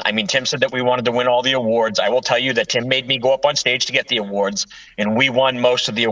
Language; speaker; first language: English; native; English